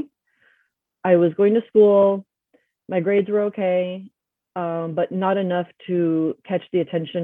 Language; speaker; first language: English; early bilingual, other home language; Spanish